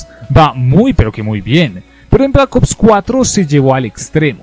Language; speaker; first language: Spanish; native; Spanish